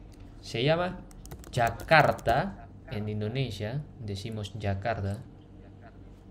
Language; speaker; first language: Spanish; non-native, learner; Indonesian